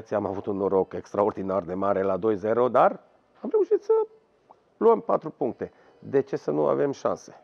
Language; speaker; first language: Romanian; non-native, local second language; Hungarian